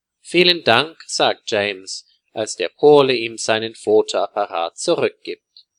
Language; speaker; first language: German; native; German